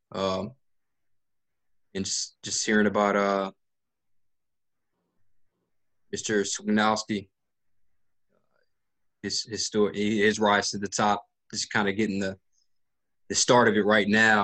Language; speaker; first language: English; native; English